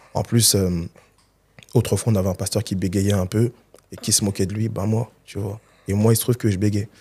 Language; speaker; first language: French; early bilingual, other home language; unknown